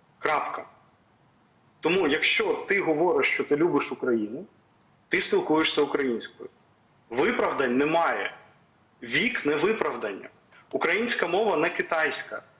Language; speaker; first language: Ukrainian; non-native, local second language; Russian